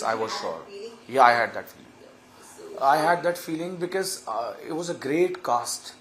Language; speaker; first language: English; non-native, local second language; Hindi